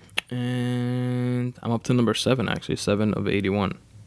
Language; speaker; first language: English; native; English